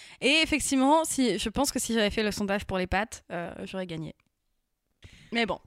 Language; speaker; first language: French; native; French